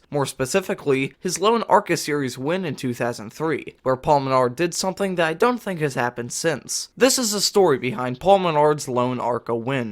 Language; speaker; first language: English; native; English